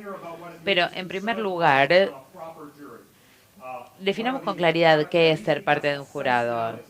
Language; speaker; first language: Spanish; native; Spanish